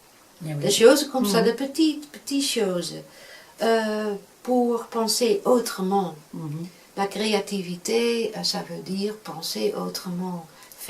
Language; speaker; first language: French; non-native, fluent; Dutch